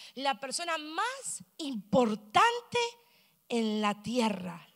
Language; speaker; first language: Spanish; early bilingual, heritage; Spanish